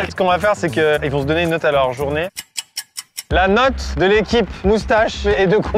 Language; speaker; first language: French; native; French